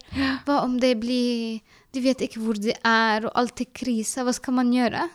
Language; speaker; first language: Norwegian; non-native, learner; Arabic